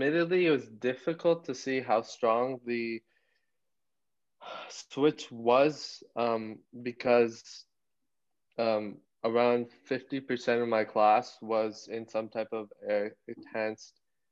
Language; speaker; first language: English; native; English